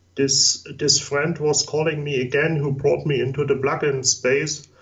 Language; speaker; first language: English; non-native, learner; German